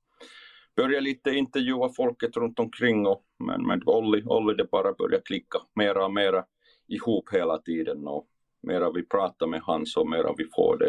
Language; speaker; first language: Swedish; non-native, fluent; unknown